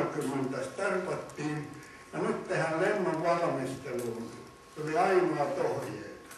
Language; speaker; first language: Finnish; native; Finnish